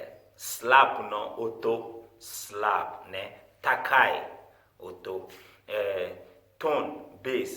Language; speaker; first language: Japanese; non-native, fluent; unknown